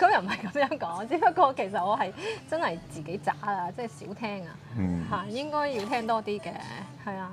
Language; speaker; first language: Cantonese; native; Cantonese